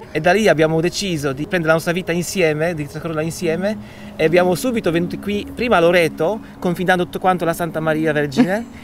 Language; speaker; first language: Italian; non-native, fluent; Polish